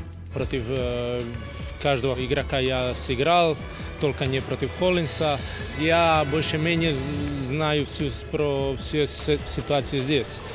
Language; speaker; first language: Russian; non-native, fluent; Lithuanian